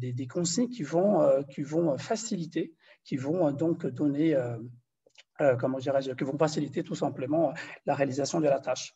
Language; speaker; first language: French; non-native, fluent; Portuguese